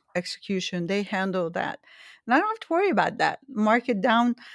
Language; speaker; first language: English; early bilingual, other home language; Arabic